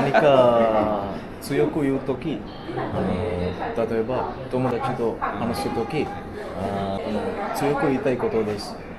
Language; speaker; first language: Japanese; non-native, learner; Sinhala